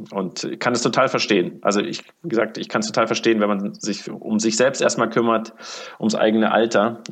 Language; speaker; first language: German; early bilingual, other home language; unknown